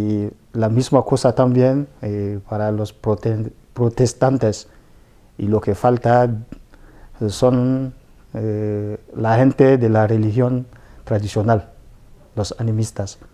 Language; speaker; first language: Spanish; non-native, fluent; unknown